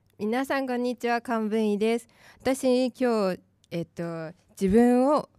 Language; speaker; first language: Japanese; non-native, fluent; Chinese